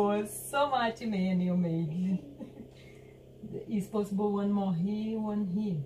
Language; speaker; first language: English; non-native, learner; Portuguese